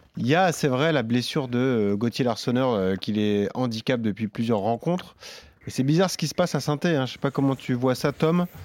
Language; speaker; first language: French; native; French